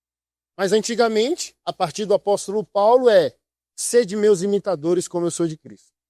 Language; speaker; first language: Portuguese; native; Portuguese